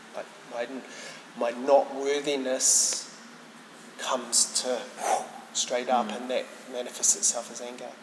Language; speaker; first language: English; native; English